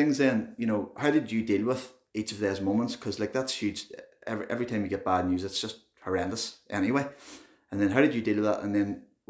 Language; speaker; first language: English; native; English